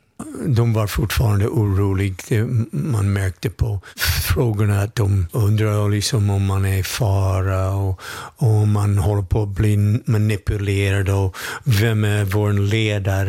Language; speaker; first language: Swedish; non-native, fluent; English